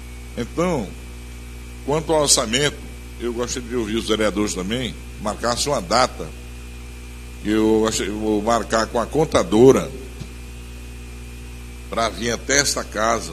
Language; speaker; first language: Portuguese; native; Portuguese